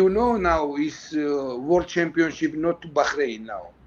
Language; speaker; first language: English; non-native, learner; Georgian